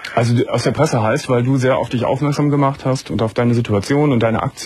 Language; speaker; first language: German; native; German